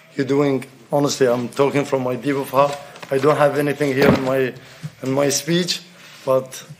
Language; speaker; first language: English; non-native, fluent; Arabic